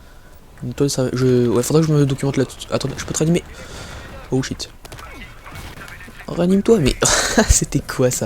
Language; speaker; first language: French; native; French